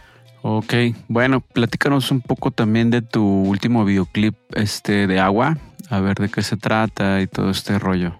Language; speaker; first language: Spanish; native; Spanish